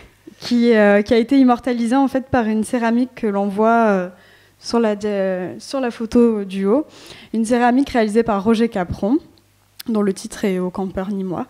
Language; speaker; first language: French; native; French